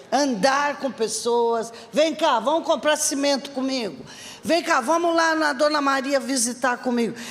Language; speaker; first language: Portuguese; native; Portuguese